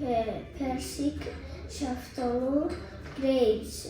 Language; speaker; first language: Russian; non-native, local second language; Tajik